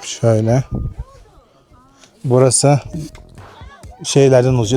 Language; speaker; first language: Turkish; native; Turkish